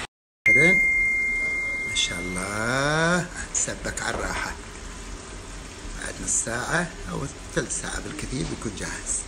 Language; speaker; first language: Arabic; native; Arabic